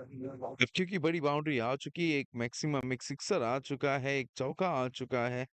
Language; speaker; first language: Hindi; native; Hindi